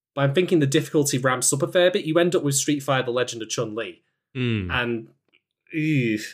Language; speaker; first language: English; native; English